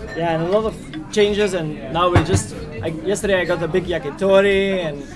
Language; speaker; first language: English; non-native, fluent; Dutch